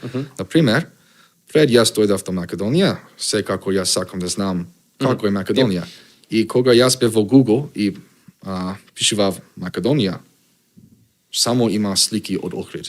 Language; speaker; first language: Macedonian; non-native, learner; English